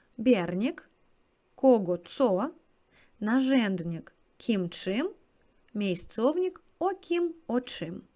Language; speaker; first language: Polish; non-native, fluent; Russian